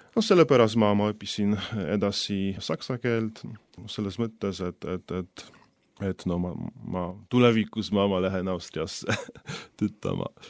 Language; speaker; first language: Estonian; non-native, fluent; Polish